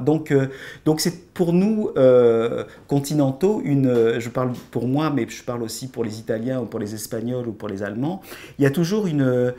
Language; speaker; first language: French; native; French